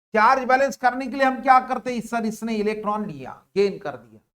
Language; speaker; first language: Hindi; non-native, local second language; Marathi